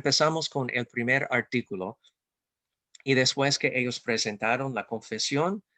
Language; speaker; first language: Spanish; non-native, fluent; English